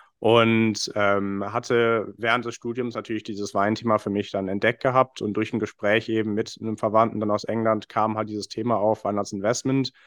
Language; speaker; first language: German; non-native, fluent; English